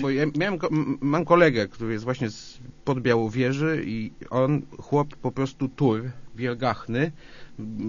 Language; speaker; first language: Polish; native; Polish